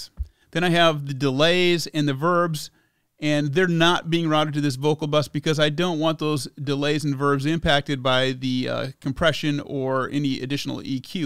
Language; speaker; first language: English; native; English